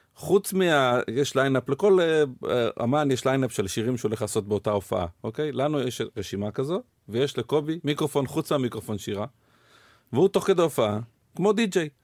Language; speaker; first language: Hebrew; native; Hebrew